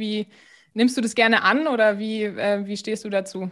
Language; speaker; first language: German; native; German